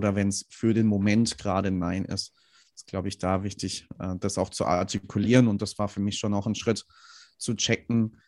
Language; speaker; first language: German; native; German